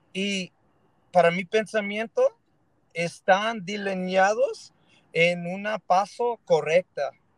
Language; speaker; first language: Spanish; early bilingual, heritage; Spanish